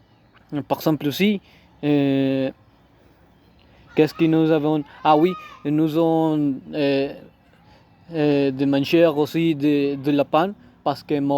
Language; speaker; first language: French; non-native, learner; Spanish